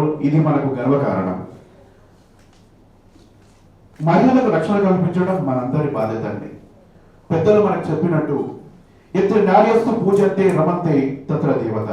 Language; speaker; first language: Telugu; native; Telugu